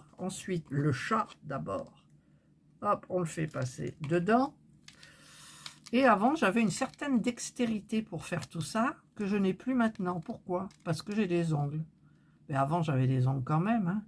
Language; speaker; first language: French; native; French